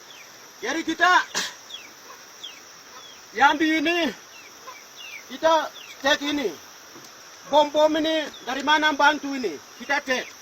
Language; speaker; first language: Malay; non-native, local second language; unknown